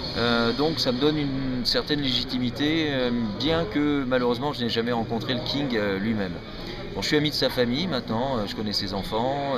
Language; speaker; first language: French; native; French